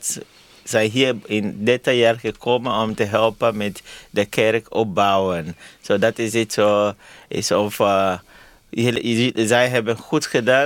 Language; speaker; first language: Dutch; non-native, learner; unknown